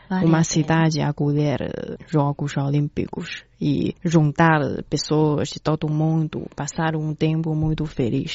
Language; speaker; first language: Portuguese; non-native, fluent; Chinese